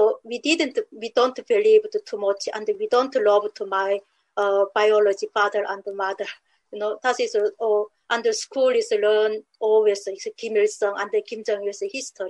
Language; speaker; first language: English; non-native, learner; Korean